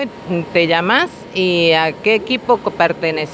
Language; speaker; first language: Spanish; native; Spanish